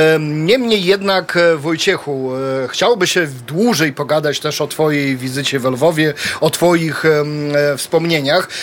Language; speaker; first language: Polish; early bilingual, heritage; Polish